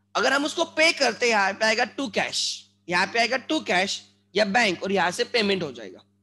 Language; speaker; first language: Hindi; non-native, local second language; Marathi